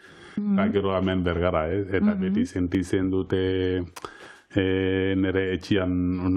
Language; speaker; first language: Basque; non-native, local second language; Spanish